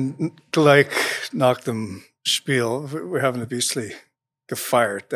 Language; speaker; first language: German; non-native, learner; English